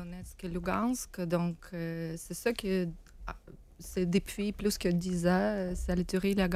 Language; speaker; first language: French; non-native, learner; Ukrainian